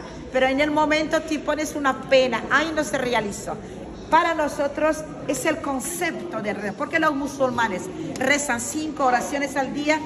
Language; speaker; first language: Spanish; non-native, fluent; Arabic